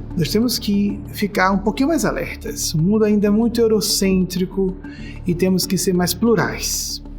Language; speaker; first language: Portuguese; native; Portuguese